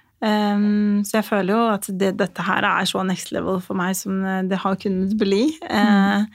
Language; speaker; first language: Norwegian; early bilingual, other home language; Albanian